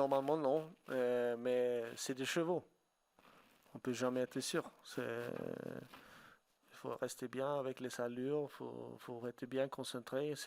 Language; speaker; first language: French; non-native, fluent; Swedish